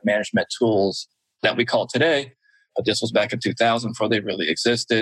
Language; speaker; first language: English; native; English